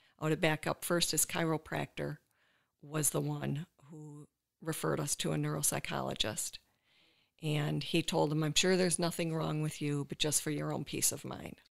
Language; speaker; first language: English; native; English